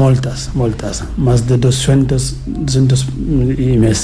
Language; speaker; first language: Catalan; non-native, fluent; Fula